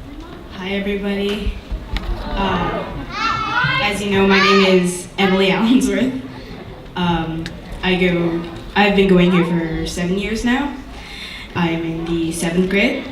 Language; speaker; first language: English; native; English